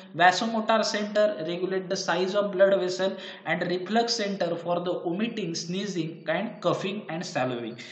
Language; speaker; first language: English; non-native, local second language; Marathi